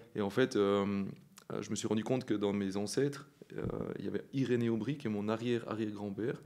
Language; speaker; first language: French; native; French